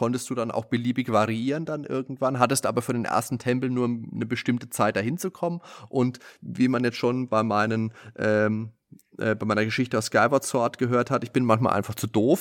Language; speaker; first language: German; native; German